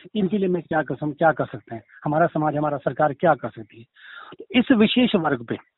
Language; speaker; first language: Hindi; native; Hindi